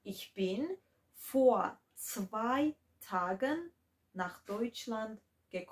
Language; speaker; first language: German; non-native, fluent; Georgian